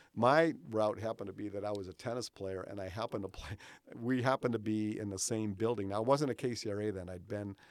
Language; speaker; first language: English; native; English